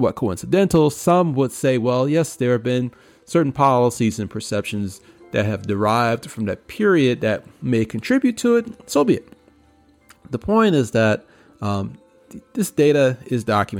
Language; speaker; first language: English; native; English